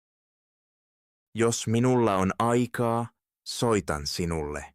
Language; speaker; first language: Finnish; non-native, fluent; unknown